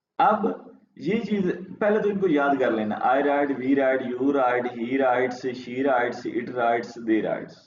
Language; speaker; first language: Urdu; non-native, local second language; Punjabi